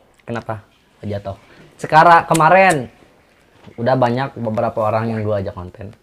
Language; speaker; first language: Indonesian; non-native, local second language; Sundanese